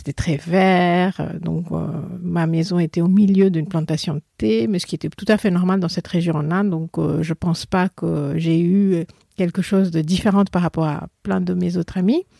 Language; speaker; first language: French; non-native, fluent; Assamese